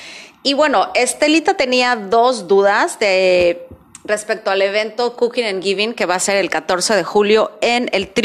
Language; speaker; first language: Spanish; native; Spanish